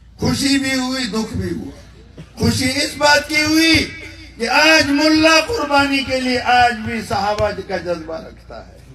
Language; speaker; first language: Urdu; non-native, local second language; Northern Hindko